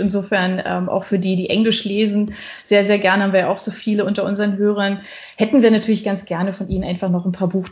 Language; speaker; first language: German; native; German